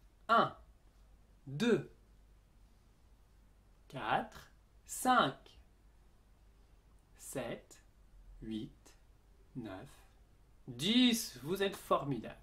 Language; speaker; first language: French; native; French